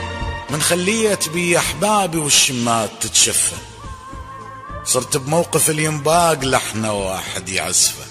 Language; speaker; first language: Arabic; native; Arabic